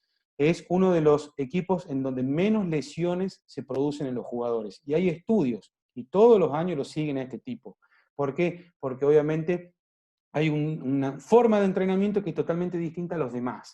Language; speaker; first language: Spanish; native; Spanish